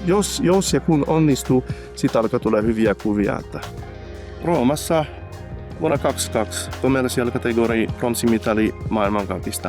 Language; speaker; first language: Finnish; non-native, fluent; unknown